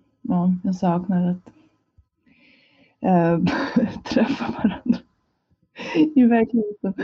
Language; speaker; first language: Swedish; non-native, fluent; Hungarian